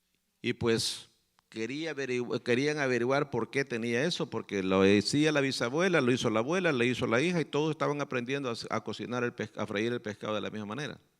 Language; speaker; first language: Spanish; native; Spanish